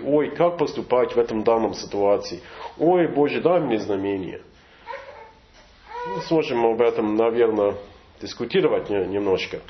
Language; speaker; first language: Russian; non-native, fluent; English